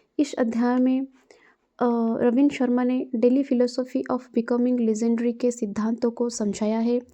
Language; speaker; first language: Hindi; non-native, local second language; Odia